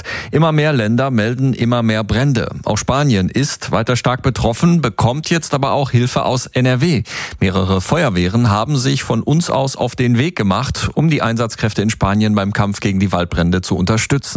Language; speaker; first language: German; native; German